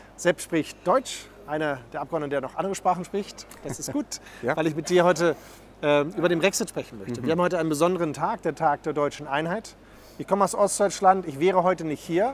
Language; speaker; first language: German; native; German